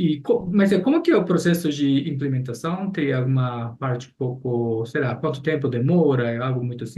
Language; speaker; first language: Portuguese; non-native, fluent; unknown